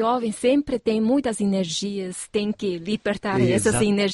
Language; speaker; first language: Portuguese; non-native, fluent; Chinese